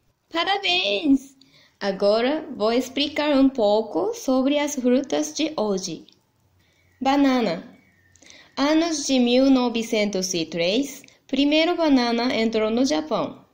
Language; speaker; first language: Portuguese; non-native, learner; Japanese